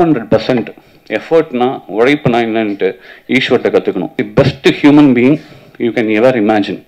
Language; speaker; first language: Tamil; native; Tamil